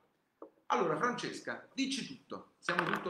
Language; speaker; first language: Italian; native; Italian